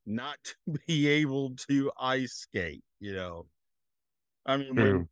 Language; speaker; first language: English; native; English